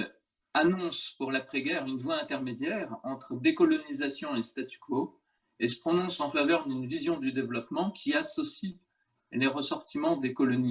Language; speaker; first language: French; native; French